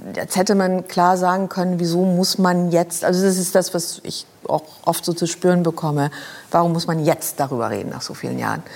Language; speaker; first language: German; non-native, local second language; Luxembourgish